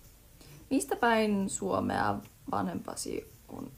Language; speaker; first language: Finnish; early bilingual, heritage; Finnish